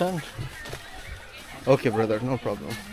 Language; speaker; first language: English; non-native, fluent; Urdu